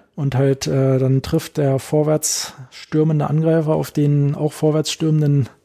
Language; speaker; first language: German; native; German